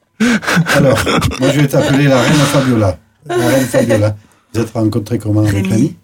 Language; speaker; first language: French; native; French